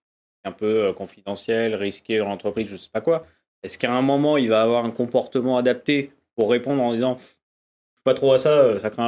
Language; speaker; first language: French; native; French